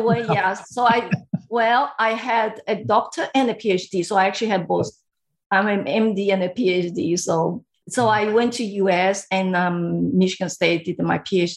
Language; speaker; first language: English; non-native, fluent; Portuguese